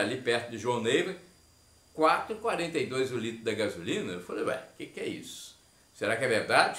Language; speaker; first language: Portuguese; native; Portuguese